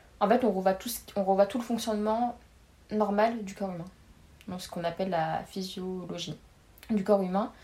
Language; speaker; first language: French; native; French